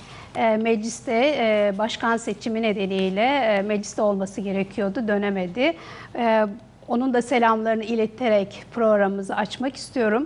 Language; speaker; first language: Turkish; native; Turkish